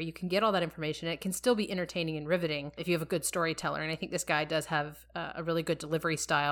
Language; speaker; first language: English; native; English